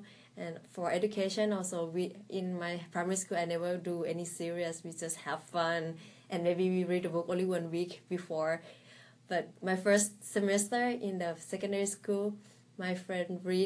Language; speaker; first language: English; non-native, fluent; Thai